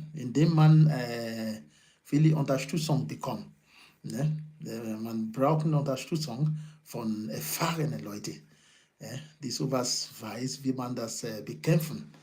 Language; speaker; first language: German; non-native, learner; Yoruba